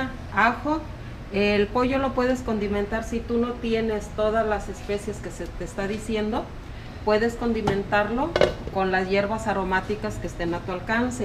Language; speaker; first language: Spanish; native; Spanish